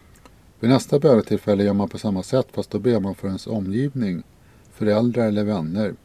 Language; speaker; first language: Swedish; native; Swedish